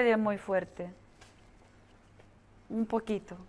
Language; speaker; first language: Spanish; non-native, learner; Russian